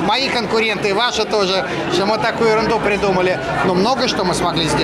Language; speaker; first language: Russian; native; Russian